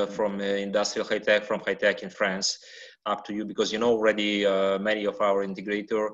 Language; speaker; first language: English; non-native, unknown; Ukrainian